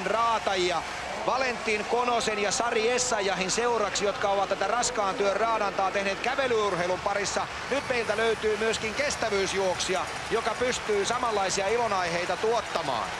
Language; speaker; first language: Finnish; native; Finnish